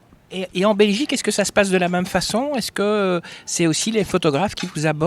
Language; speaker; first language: French; native; French